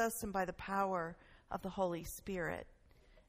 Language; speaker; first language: English; native; English